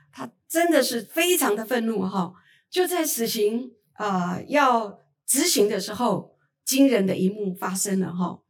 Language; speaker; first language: Chinese; native; Chinese